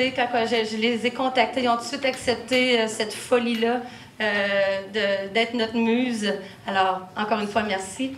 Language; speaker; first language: French; native; French